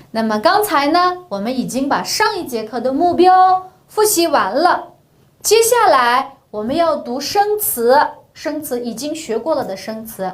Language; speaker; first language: Chinese; non-native, local second language; Uyghur